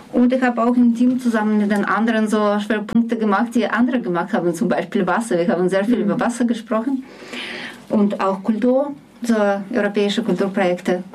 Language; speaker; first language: German; non-native, fluent; Russian